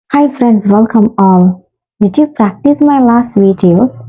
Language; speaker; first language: English; non-native, local second language; Malayalam